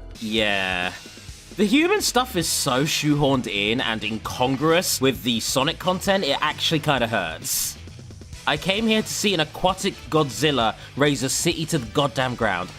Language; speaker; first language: English; native; English